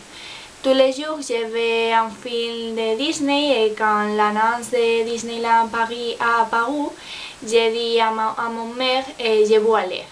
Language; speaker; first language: French; non-native, learner; Spanish